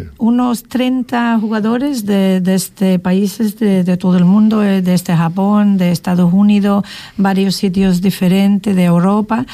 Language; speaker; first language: Spanish; non-native, fluent; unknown